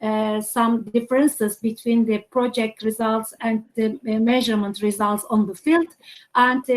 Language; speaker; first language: English; non-native, learner; Turkish